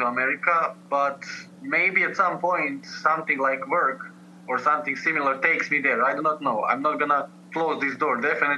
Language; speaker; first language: English; non-native, fluent; Serbian